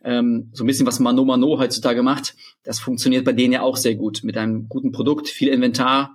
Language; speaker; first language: German; early bilingual, other home language; Russian